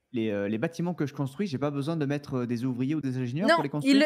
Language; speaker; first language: French; native; French